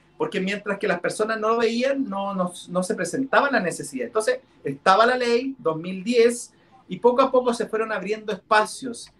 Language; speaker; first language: Spanish; non-native, local second language; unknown